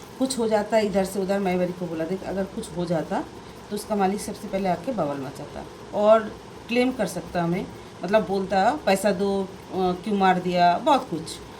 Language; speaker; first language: Hindi; non-native, local second language; Bangla